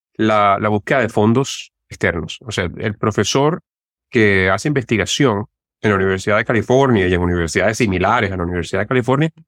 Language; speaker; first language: Spanish; native; Spanish